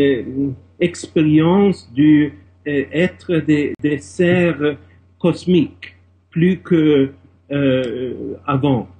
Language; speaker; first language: French; non-native, fluent; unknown